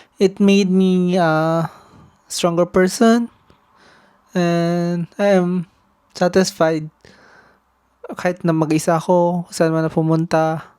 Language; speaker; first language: Filipino; native; Filipino